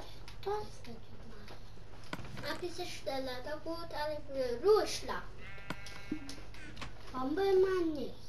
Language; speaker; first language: German; non-native, learner; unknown